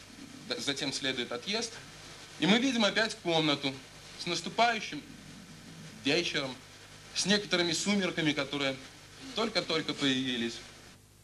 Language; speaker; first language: Russian; native; Russian